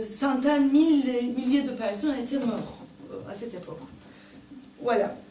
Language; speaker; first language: French; non-native, fluent; Turkish